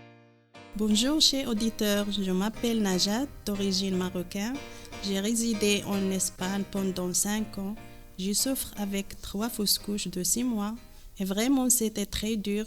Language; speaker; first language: French; non-native, learner; Arabic